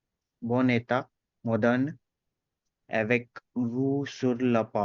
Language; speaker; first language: French; non-native, learner; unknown